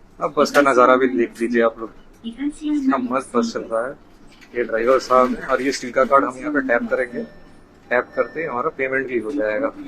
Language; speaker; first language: Hindi; non-native, local second language; Bangla